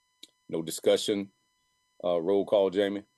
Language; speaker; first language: English; native; English